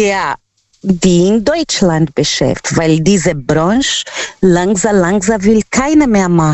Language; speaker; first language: German; non-native, learner; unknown